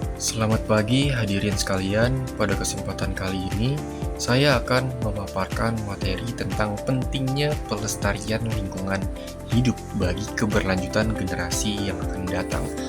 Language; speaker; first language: Indonesian; native; Indonesian